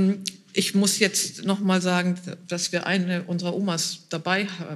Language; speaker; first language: German; native; German